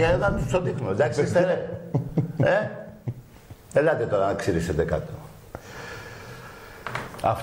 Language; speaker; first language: Greek; native; Greek